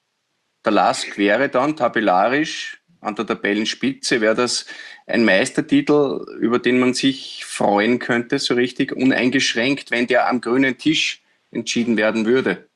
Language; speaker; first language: German; native; German